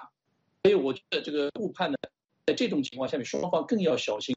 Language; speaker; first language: Chinese; native; Chinese